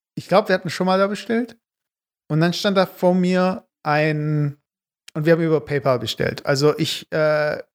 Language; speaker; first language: German; early bilingual, other home language; Turkish